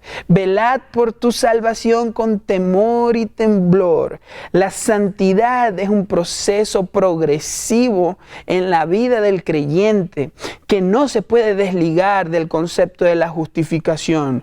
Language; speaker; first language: Spanish; native; Spanish